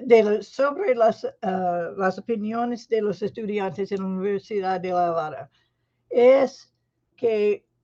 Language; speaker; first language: Spanish; non-native, fluent; English